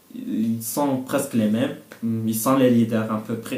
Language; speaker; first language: French; non-native, local second language; Arabic